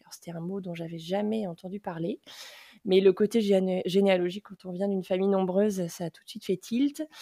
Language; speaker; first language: French; native; French